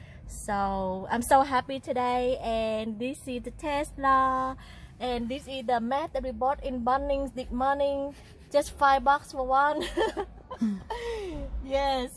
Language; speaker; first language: English; non-native, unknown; Vietnamese